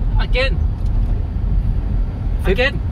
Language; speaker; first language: English; non-native, learner; Thai